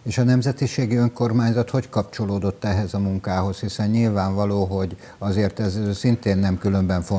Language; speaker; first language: Hungarian; native; Hungarian